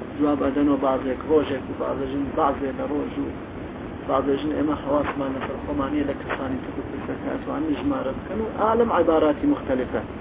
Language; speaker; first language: Central Kurdish; non-native, local second language; Gurani